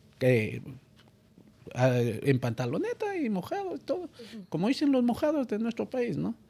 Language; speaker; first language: Spanish; native; Spanish